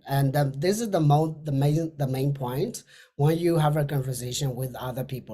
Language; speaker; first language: English; non-native, fluent; Burmese